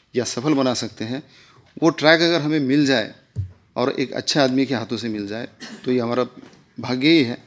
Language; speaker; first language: Hindi; non-native, local second language; Marathi